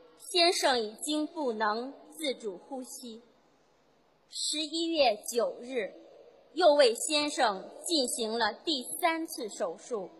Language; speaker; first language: Chinese; native; Chinese